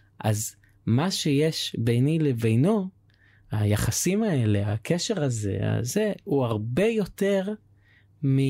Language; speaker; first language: Hebrew; native; Hebrew